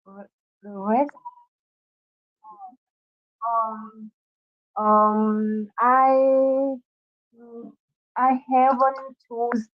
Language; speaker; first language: English; non-native, learner; Vietnamese